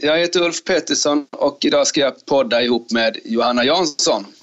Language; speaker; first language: Swedish; native; Swedish